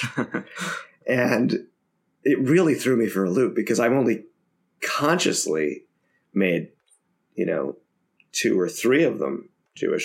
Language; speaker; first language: English; native; English